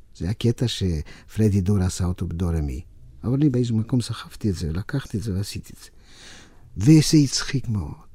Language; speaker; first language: Hebrew; non-native, fluent; Yiddish